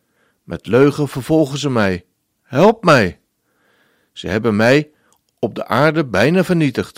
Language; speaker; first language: Dutch; native; Dutch